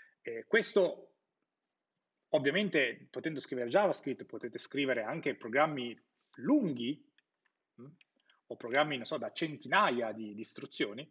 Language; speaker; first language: Italian; native; Italian